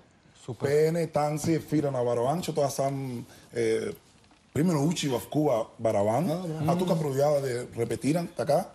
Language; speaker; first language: Bulgarian; non-native, learner; Spanish